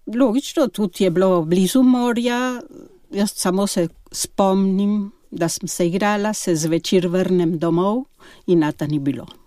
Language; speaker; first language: Slovenian; early bilingual, heritage; Slovenian